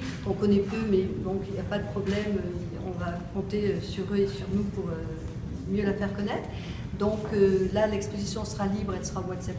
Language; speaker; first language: French; native; French